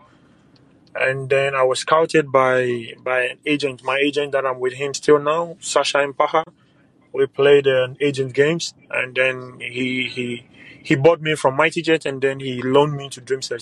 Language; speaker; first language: English; non-native, local second language; Ga